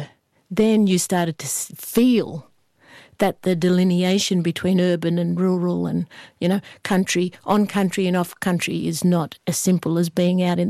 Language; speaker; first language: English; native; English